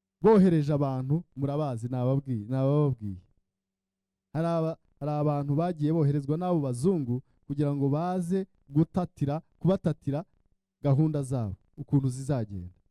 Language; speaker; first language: Kinyarwanda; early bilingual, heritage; Kinyarwanda